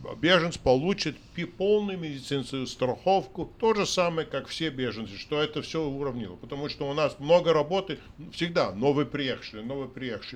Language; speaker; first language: Russian; non-native, fluent; English